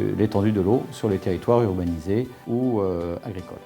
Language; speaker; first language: French; native; French